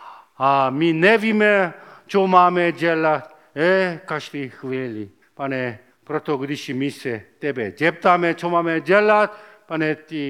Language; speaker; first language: Czech; non-native, learner; Korean